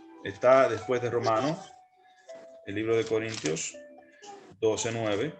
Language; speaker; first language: Spanish; native; Spanish